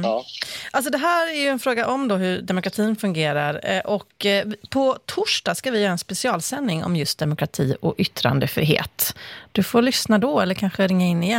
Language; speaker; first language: Swedish; native; Swedish